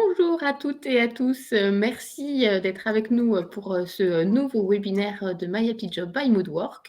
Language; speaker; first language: French; native; French